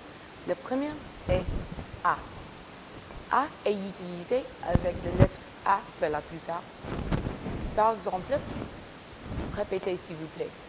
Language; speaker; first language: French; non-native, learner; English